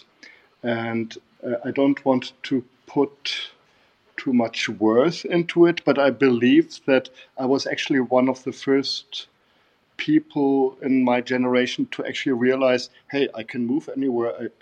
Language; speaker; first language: English; non-native, fluent; German